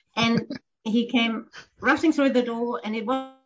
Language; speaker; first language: English; non-native, fluent; Danish